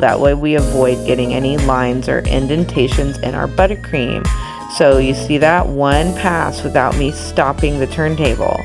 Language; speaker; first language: English; native; English